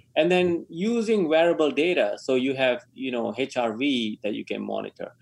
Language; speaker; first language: English; non-native, local second language; Tamil